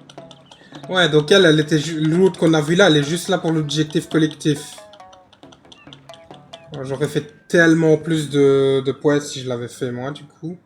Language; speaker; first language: French; native; French